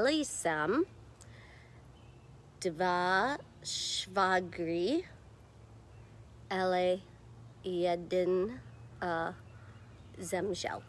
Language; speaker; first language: Czech; non-native, learner; English